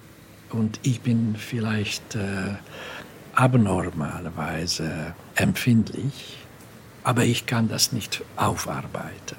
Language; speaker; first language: German; non-native, fluent; Hungarian